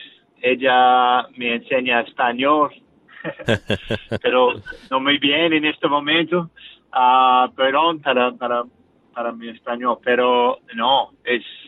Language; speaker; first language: Spanish; non-native, learner; English